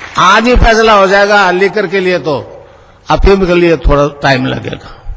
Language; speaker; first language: Hindi; native; Hindi